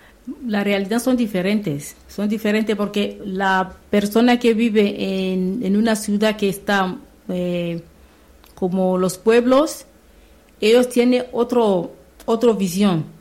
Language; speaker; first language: Spanish; non-native, learner; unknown